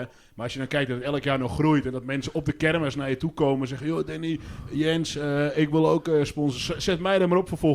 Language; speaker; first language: Dutch; native; Dutch